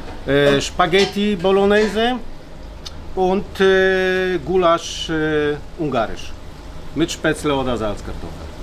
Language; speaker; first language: German; non-native, fluent; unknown